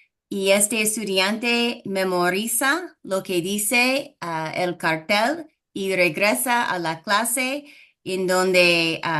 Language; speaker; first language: Spanish; non-native, fluent; English